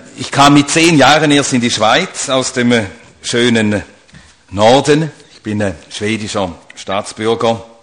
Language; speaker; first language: German; early bilingual, other home language; Swedish